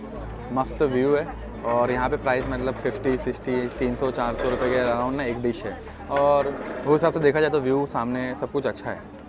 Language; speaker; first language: Hindi; native; Hindi